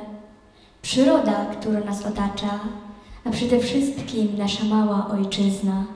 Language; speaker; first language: Polish; native; Polish